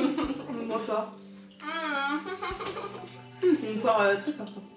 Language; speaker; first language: French; native; French